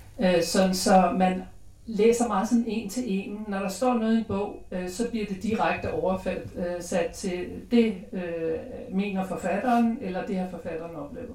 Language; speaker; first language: Danish; native; Danish